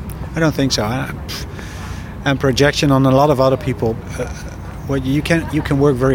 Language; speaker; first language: English; non-native, fluent; Dutch